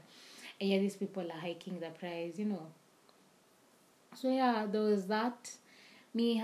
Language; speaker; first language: English; non-native, local second language; Swahili